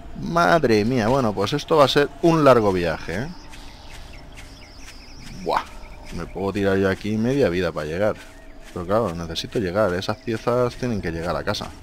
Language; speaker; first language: Spanish; native; Spanish